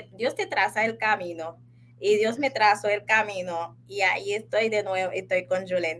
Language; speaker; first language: Spanish; non-native, fluent; Haitian Creole